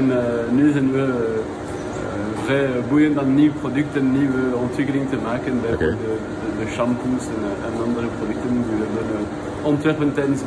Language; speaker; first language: Dutch; non-native, local second language; French